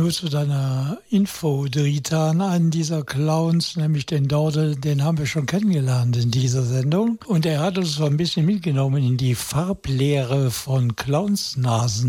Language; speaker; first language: German; native; German